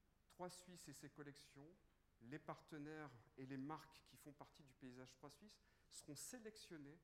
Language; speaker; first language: French; native; French